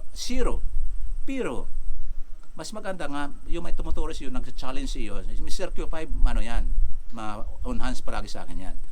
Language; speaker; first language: Filipino; native; Filipino